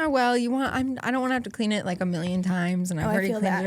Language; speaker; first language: English; native; English